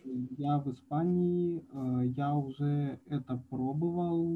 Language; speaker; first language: Russian; native; Russian